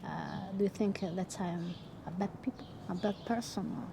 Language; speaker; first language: English; non-native, learner; Spanish